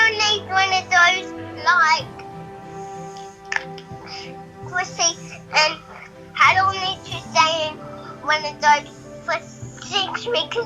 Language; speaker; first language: English; native; English